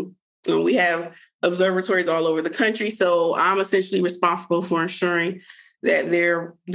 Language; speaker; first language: English; native; English